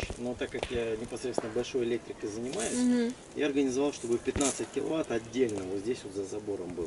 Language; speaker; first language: Russian; native; Russian